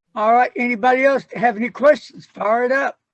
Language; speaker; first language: English; native; English